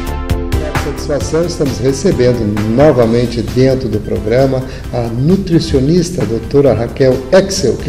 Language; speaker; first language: Portuguese; native; Portuguese